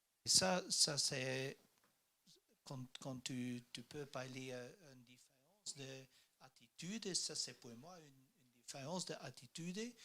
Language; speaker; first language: French; non-native, learner; Dutch